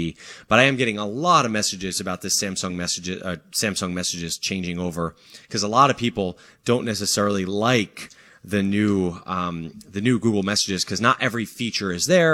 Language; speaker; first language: English; native; English